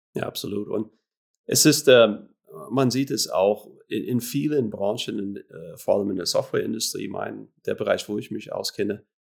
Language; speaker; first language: German; non-native, fluent; English